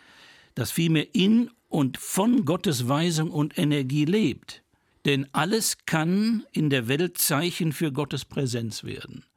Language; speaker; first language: German; native; German